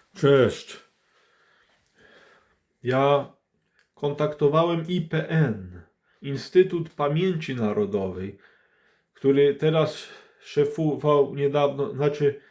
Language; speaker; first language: Polish; early bilingual, heritage; English